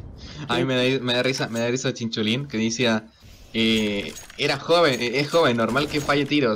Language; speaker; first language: Spanish; native; Spanish